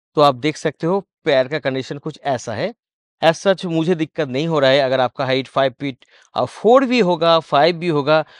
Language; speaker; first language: Hindi; non-native, local second language; Bangla